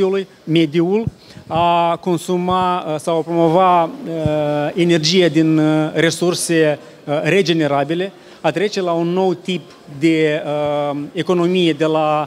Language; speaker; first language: Romanian; native; Romanian